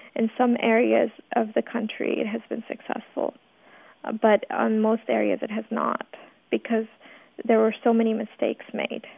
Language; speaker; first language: English; early bilingual, other home language; Persian